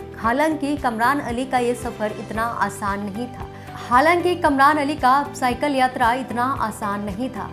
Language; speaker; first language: Hindi; native; Hindi